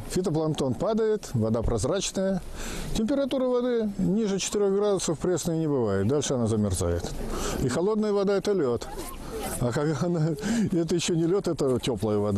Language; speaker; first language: Russian; native; Russian